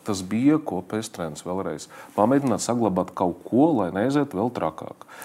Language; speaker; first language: Latvian; non-native, local second language; Russian